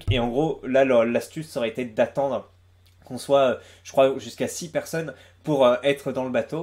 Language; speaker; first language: French; native; French